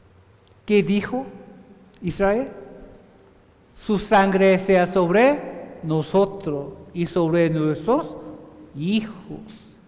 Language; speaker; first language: Spanish; non-native, fluent; Korean